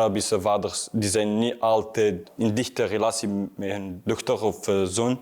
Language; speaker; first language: Dutch; non-native, fluent; Arabic